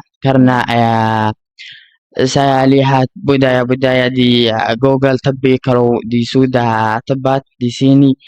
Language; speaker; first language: Indonesian; non-native, learner; Arabic